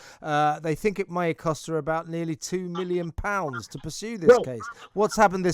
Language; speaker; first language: English; native; English